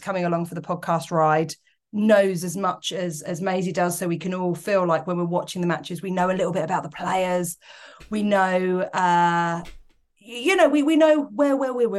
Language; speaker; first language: English; native; English